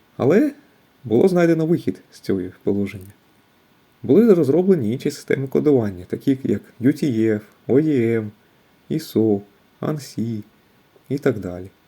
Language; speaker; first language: Ukrainian; native; Ukrainian